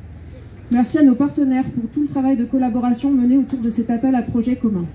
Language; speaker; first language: French; native; French